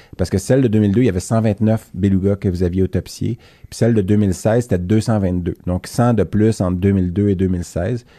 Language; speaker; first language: French; native; French